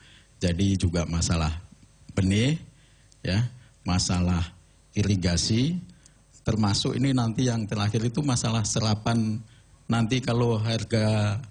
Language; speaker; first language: Indonesian; non-native, local second language; Javanese